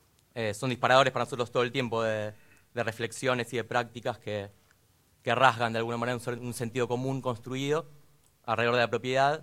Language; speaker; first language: Spanish; native; Spanish